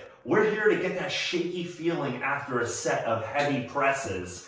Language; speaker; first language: English; native; English